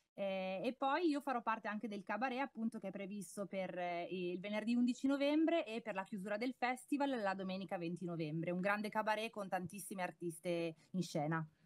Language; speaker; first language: Italian; native; Italian